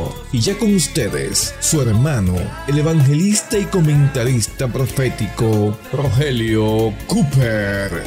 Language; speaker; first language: Spanish; native; Spanish